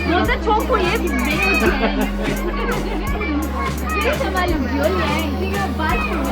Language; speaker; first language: Chinese; non-native, learner; Urdu